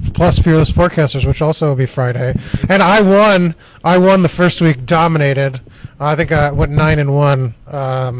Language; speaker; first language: English; native; English